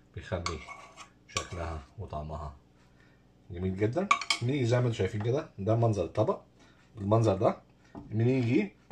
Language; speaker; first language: Arabic; native; Arabic